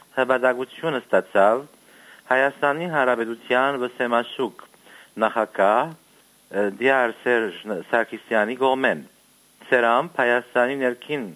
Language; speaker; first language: Armenian; early bilingual, heritage; Armenian